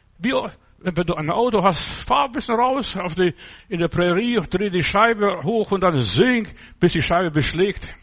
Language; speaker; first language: German; non-native, fluent; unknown